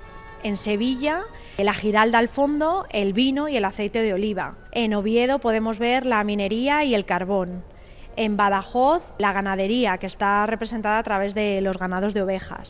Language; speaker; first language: Spanish; native; Spanish